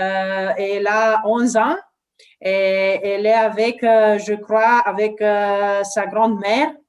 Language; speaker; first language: French; non-native, learner; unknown